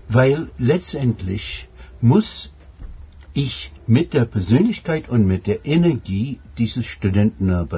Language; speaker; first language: German; non-native, fluent; English